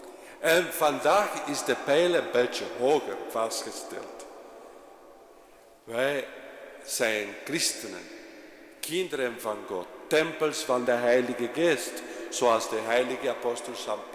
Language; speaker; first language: Dutch; non-native, fluent; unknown